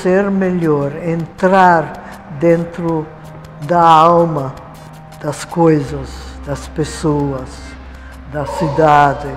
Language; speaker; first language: Portuguese; non-native, fluent; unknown